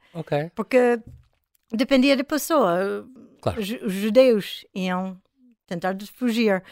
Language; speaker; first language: Portuguese; non-native, fluent; English